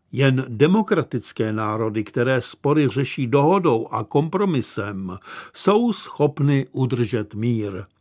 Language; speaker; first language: Czech; native; Czech